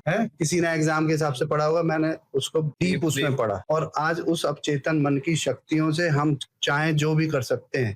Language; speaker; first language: Hindi; native; Hindi